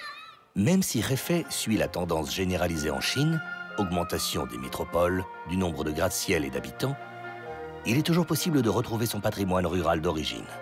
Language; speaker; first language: French; native; French